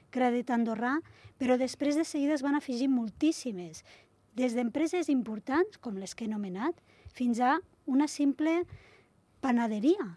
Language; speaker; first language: Catalan; native; Catalan